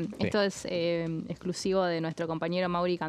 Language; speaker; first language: Spanish; native; Spanish